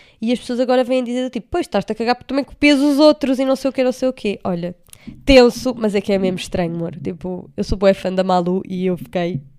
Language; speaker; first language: Portuguese; native; Portuguese